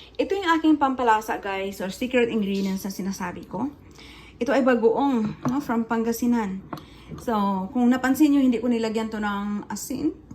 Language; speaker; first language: Filipino; non-native, local second language; Cebuano